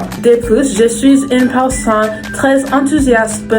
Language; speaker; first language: French; non-native, learner; English